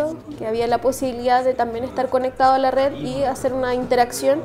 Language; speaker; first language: Spanish; native; Spanish